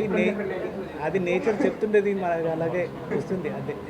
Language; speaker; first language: Telugu; non-native, fluent; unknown